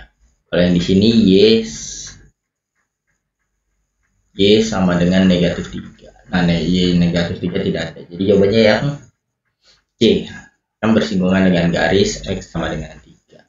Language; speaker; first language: Indonesian; native; Indonesian